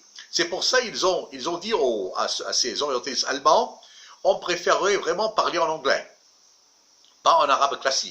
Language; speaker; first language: French; non-native, local second language; Arabic